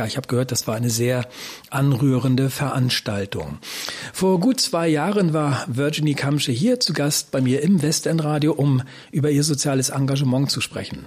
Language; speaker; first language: German; native; German